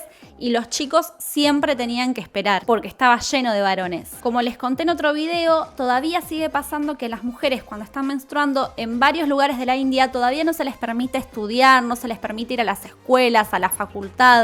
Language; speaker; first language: Spanish; native; Spanish